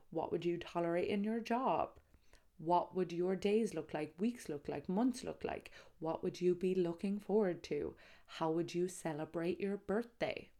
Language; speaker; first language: English; native; English